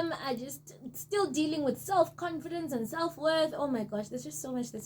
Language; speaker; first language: English; non-native, local second language; Zulu